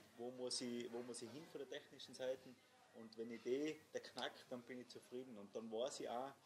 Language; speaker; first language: German; native; German